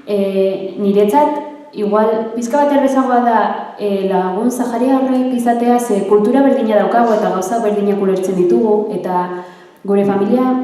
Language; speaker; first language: Basque; early bilingual, other home language; Arabic